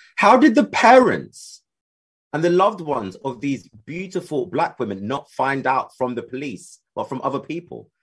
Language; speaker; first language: English; native; English